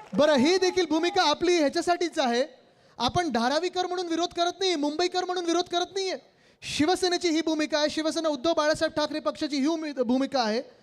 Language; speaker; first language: Marathi; native; Marathi